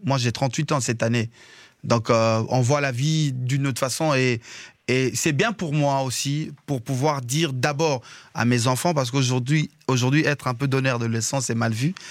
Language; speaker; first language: French; non-native, local second language; Lingala